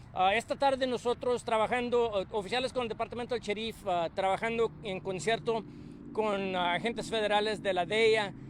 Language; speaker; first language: Spanish; early bilingual, heritage; Spanish